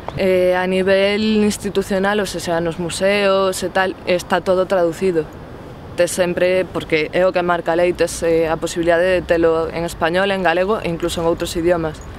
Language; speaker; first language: Galician; non-native, local second language; Spanish